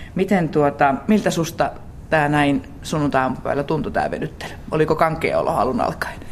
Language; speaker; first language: Finnish; native; Finnish